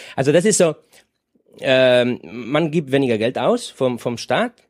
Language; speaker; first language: German; non-native, fluent; Spanish